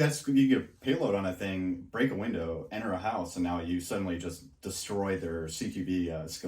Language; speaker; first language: English; native; English